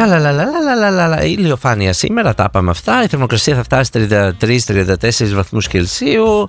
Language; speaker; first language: Greek; native; Greek